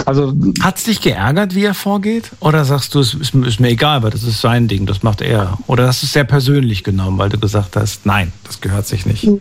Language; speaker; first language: German; native; German